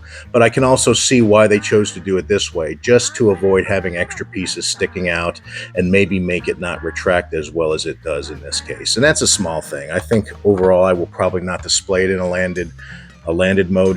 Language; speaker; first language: English; native; English